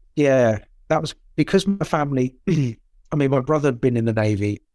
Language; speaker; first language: English; native; English